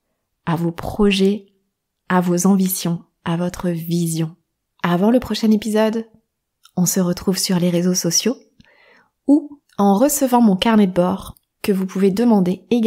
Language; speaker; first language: French; native; French